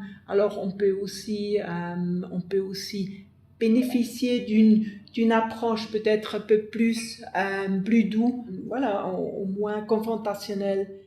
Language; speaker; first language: French; non-native, fluent; German